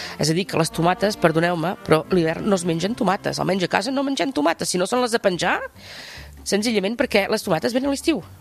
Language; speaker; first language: Catalan; non-native, local second language; French